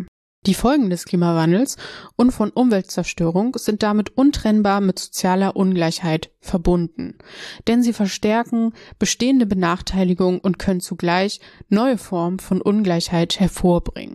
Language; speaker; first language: German; native; German